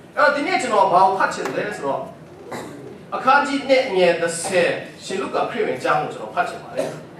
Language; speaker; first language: Burmese; non-native, local second language; Kachin